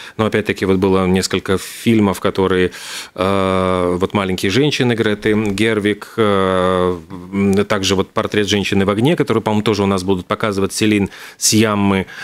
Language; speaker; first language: Russian; native; Russian